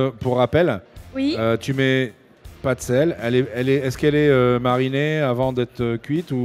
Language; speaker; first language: French; native; French